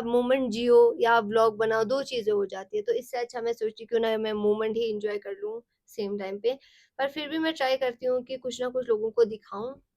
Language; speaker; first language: Hindi; non-native, local second language; Sicilian